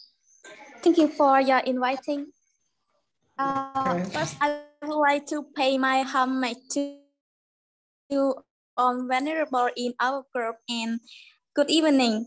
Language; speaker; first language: English; non-native, learner; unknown